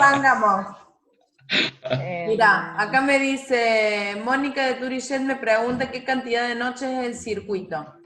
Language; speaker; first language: Spanish; native; Spanish